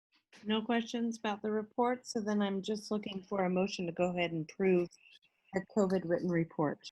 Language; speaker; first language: English; native; English